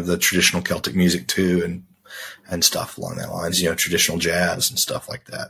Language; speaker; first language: English; native; English